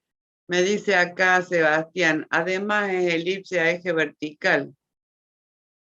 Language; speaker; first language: Spanish; native; Spanish